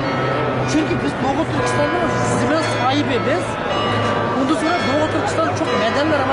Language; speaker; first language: Turkish; non-native, learner; Uyghur